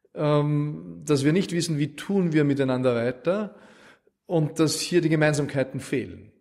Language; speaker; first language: German; native; German